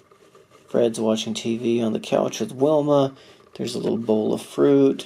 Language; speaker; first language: English; native; English